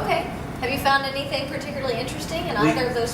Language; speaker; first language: English; native; English